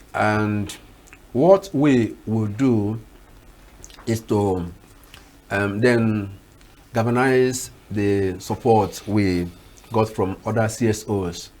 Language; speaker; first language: English; non-native, local second language; Igbo